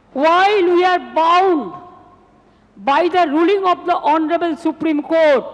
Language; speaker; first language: English; non-native, local second language; Bangla